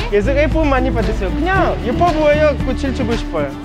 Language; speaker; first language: Korean; non-native, learner; Ukrainian